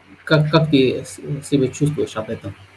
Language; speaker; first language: Russian; non-native, fluent; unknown